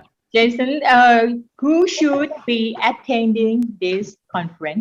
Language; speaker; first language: English; non-native, learner; Thai